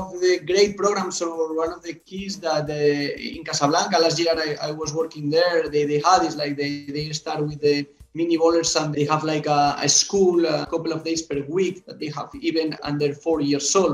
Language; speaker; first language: English; non-native, fluent; Spanish